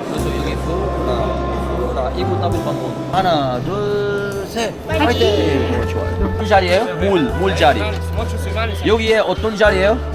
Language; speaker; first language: Korean; non-native, learner; Arabic